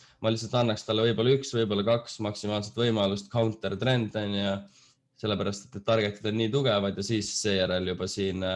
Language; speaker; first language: Estonian; native; Estonian